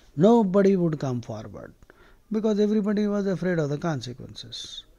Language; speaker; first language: English; non-native, local second language; Telugu